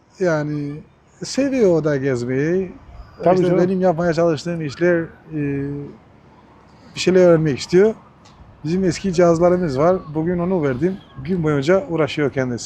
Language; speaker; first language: Turkish; non-native, fluent; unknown